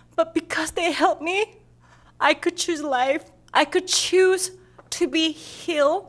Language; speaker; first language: English; non-native, fluent; Korean